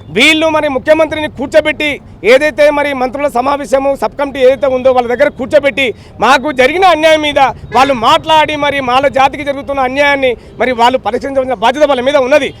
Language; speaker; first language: Telugu; native; Telugu